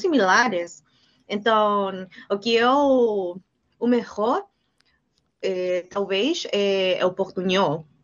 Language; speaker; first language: Portuguese; non-native, learner; Spanish